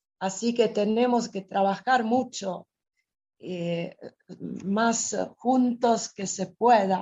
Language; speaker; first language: Spanish; non-native, fluent; Italian